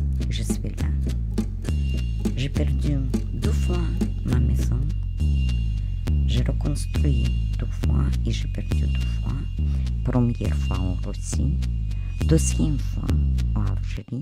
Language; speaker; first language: French; non-native, learner; Russian